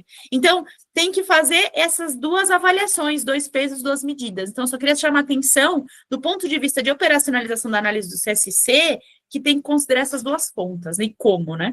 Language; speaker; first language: Portuguese; native; Portuguese